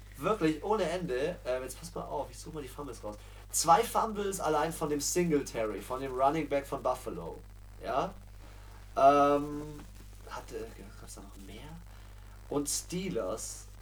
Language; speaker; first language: German; native; German